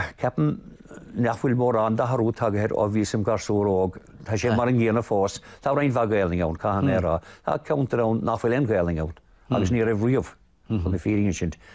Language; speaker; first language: Irish; native; Irish